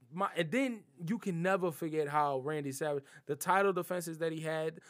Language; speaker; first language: English; native; English